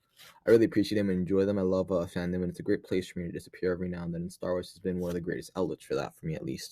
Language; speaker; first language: English; native; English